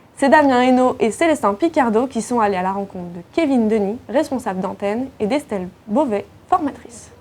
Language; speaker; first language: French; native; French